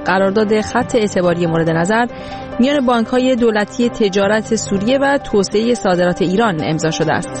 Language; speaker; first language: Persian; native; Persian